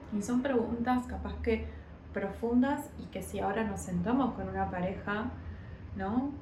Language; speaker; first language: Spanish; early bilingual, heritage; Spanish